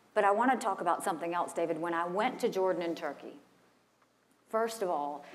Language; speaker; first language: English; native; English